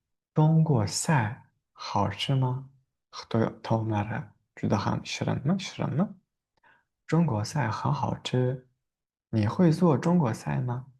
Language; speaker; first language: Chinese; non-native, fluent; Uzbek